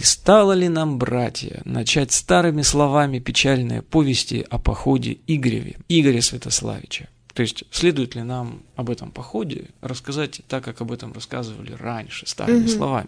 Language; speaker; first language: Russian; native; Russian